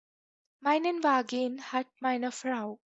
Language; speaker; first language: German; non-native, fluent; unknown